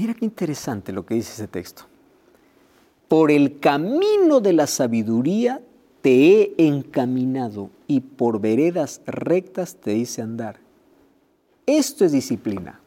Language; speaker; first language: Spanish; native; Spanish